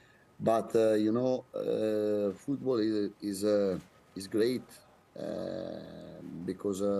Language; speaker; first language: English; non-native, fluent; Italian